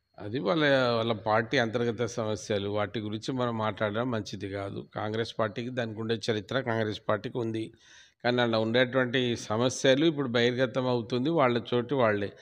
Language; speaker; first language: Telugu; non-native, local second language; Lambadi